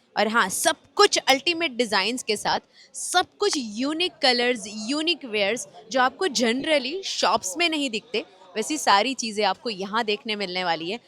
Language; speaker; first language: Hindi; non-native, local second language; Gujarati